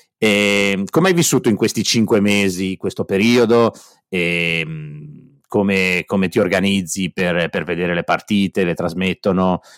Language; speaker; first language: Italian; native; Italian